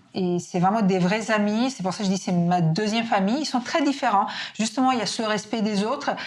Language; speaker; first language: French; non-native, fluent; Serbian